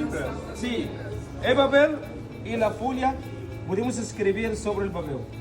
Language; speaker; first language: Portuguese; non-native, learner; Arabic